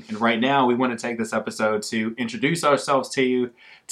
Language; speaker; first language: English; native; English